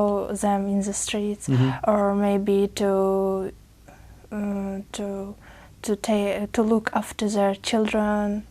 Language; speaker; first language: English; non-native, learner; Uzbek